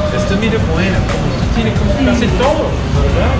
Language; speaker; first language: Spanish; non-native, learner; English